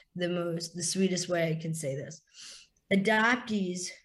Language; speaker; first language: English; native; English